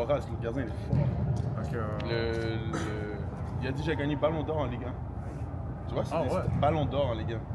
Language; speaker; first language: French; native; French